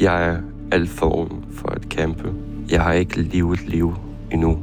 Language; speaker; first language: Danish; non-native, learner; Ukrainian